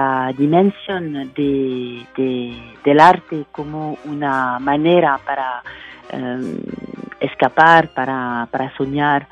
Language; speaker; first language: Spanish; non-native, fluent; French